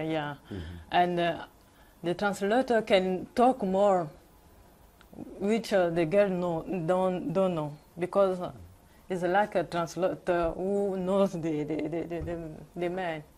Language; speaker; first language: English; non-native, learner; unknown